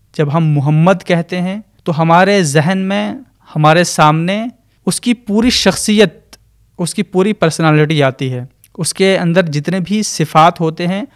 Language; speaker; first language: Urdu; native; Urdu